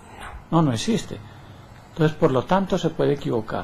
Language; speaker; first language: Spanish; native; Spanish